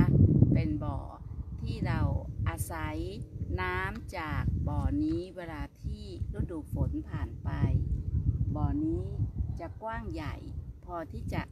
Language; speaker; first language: Thai; native; Thai